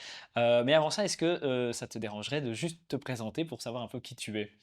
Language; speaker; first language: French; native; French